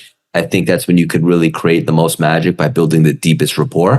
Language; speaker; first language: English; native; English